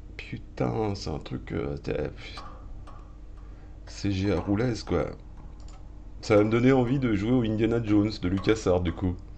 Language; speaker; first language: French; native; French